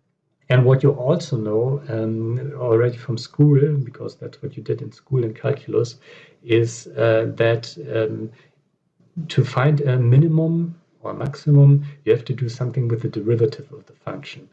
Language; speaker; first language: English; non-native, fluent; German